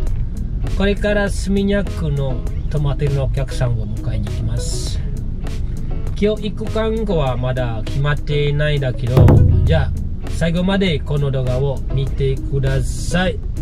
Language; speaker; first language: Japanese; non-native, learner; Indonesian